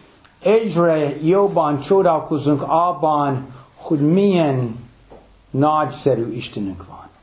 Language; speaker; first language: Hungarian; early bilingual, heritage; English